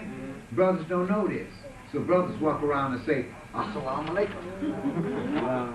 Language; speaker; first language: English; native; English